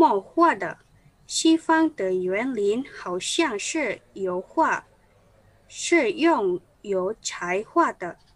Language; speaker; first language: Chinese; non-native, learner; Indonesian